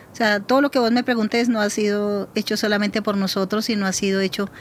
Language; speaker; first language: Spanish; native; Spanish